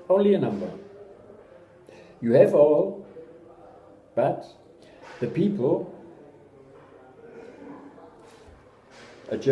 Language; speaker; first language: English; non-native, learner; German